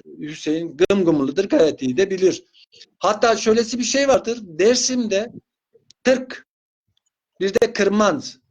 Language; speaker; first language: Turkish; non-native, local second language; Zaza